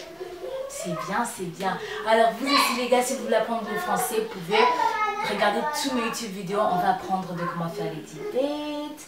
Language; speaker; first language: French; non-native, local second language; Kinyarwanda